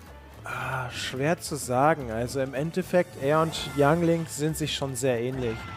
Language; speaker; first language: German; native; German